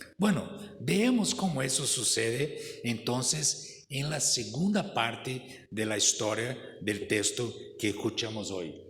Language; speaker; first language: Spanish; non-native, fluent; Portuguese